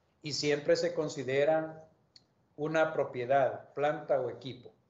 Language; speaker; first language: Spanish; native; Spanish